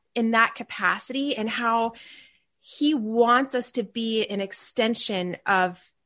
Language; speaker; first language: English; native; English